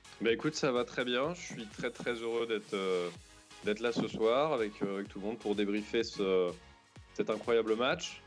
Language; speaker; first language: French; native; French